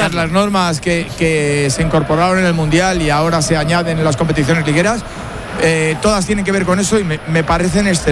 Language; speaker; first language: Spanish; native; Spanish